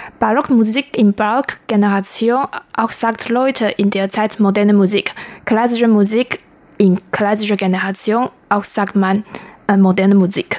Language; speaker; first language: German; non-native, learner; Chinese